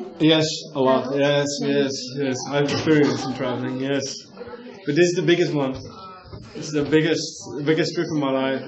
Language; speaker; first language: English; non-native, learner; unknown